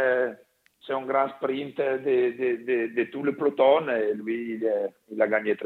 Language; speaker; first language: French; non-native, learner; Italian